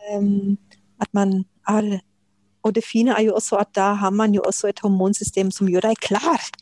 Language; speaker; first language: Norwegian; non-native, fluent; German